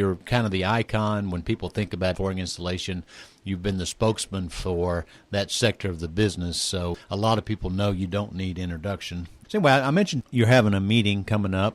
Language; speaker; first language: English; native; English